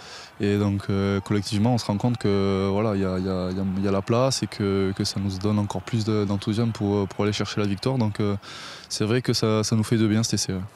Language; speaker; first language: French; native; French